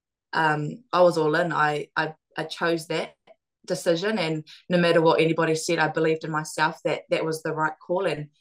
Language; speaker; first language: English; native; English